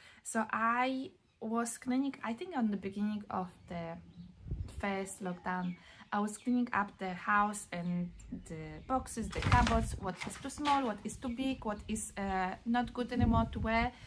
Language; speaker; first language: English; non-native, fluent; Polish